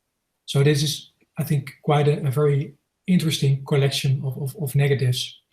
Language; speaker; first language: English; non-native, fluent; Dutch